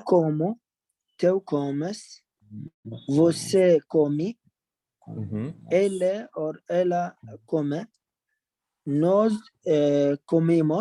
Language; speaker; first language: Portuguese; non-native, learner; Arabic